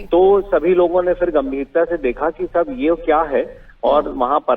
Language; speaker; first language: Hindi; native; Hindi